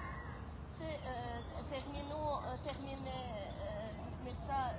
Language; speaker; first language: French; non-native, learner; Ukrainian